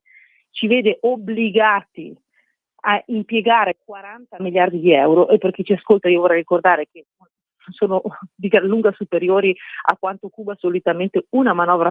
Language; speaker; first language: Italian; native; Italian